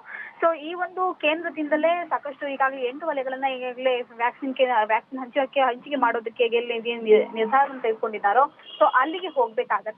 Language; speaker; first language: Kannada; native; Kannada